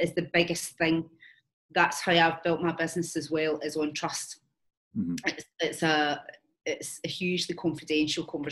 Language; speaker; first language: English; native; English